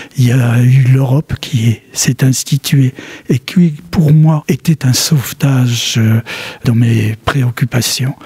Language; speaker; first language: French; early bilingual, other home language; Polish